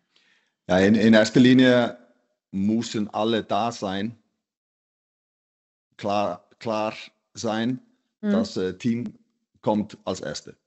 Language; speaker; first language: German; non-native, fluent; Icelandic